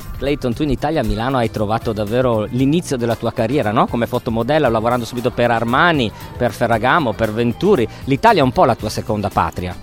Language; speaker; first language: Italian; native; Italian